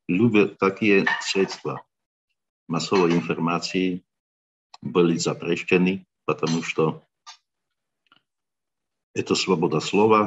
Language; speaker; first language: Russian; non-native, learner; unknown